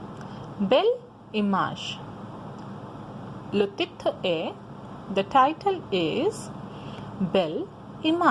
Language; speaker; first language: French; non-native, fluent; Hindi